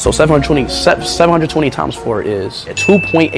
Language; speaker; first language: English; native; English